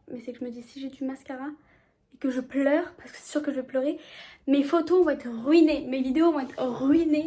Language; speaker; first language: French; native; French